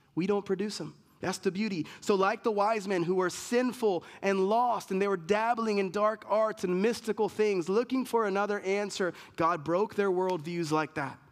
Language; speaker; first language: English; native; English